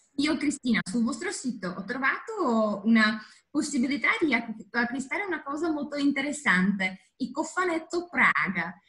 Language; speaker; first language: Italian; non-native, fluent; Czech